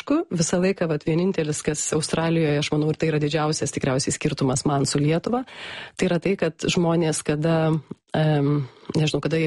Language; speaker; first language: Lithuanian; native; Lithuanian